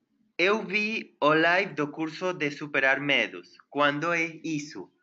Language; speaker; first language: Portuguese; non-native, learner; Spanish